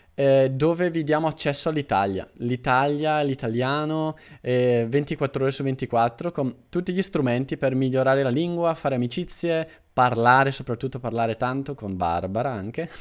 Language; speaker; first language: Italian; native; Italian